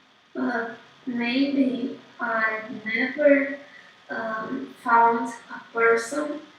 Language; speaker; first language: English; non-native, learner; Portuguese